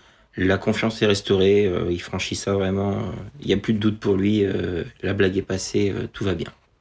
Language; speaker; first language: French; native; French